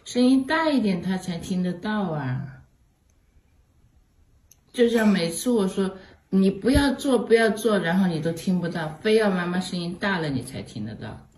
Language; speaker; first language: Chinese; native; Chinese